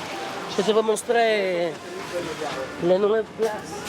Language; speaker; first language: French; non-native, learner; Spanish